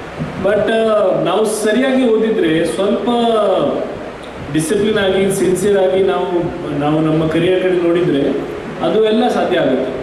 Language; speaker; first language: Kannada; non-native, fluent; Marathi